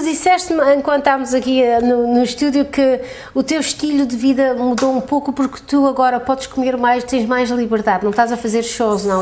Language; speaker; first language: Portuguese; early bilingual, heritage; Portuguese